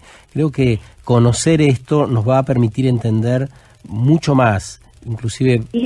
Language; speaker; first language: Spanish; native; Spanish